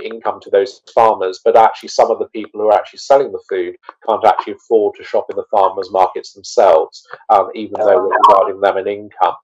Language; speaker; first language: English; native; English